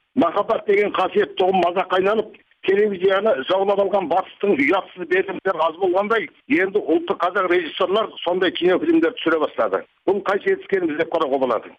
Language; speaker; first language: Kazakh; early bilingual, heritage; Kazakh